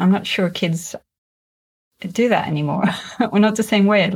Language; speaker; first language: English; non-native, fluent; Swedish